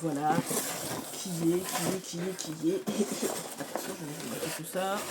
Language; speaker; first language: French; native; French